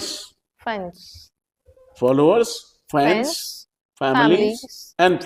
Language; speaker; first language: English; non-native, local second language; Hindi